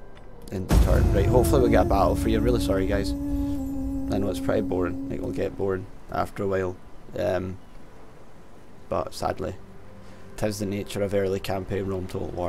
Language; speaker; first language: English; native; English